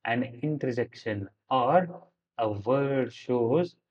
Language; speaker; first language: English; non-native, local second language; Kannada